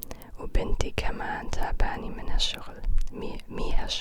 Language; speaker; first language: Arabic; non-native, learner; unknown